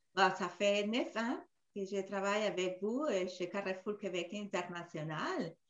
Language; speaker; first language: French; non-native, fluent; Spanish